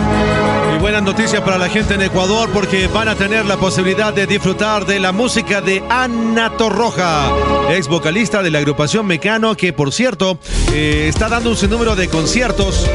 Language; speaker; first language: Spanish; native; Spanish